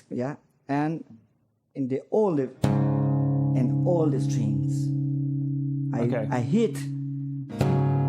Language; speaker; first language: English; non-native, learner; Spanish